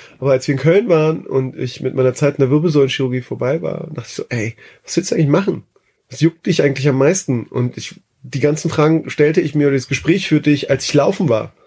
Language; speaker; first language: German; early bilingual, other home language; Persian